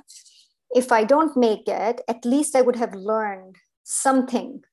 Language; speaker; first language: English; non-native, local second language; Hindi